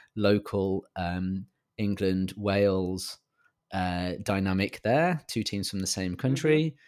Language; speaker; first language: English; native; English